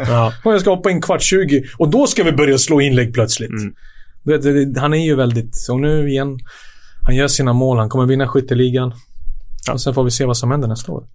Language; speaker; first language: Swedish; early bilingual, other home language; Serbian